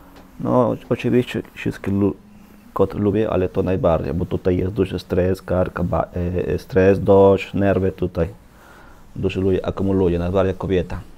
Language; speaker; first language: Polish; non-native, learner; Spanish